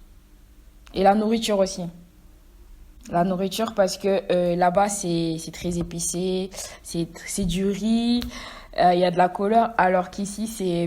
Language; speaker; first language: French; non-native, local second language; Wolof